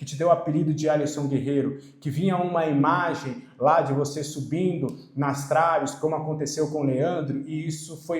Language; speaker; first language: Portuguese; native; Portuguese